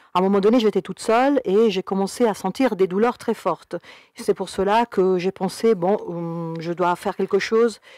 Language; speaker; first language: French; non-native, fluent; Spanish